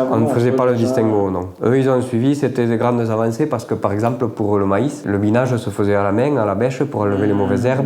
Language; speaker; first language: French; native; French